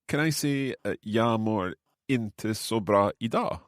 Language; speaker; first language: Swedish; non-native, learner; English